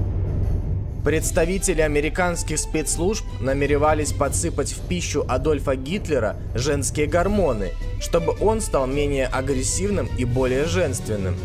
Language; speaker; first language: Russian; native; Russian